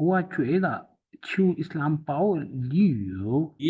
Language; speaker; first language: Chinese; non-native, learner; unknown